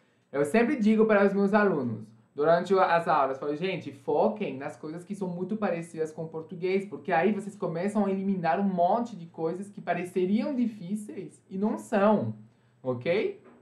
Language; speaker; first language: Portuguese; non-native, fluent; French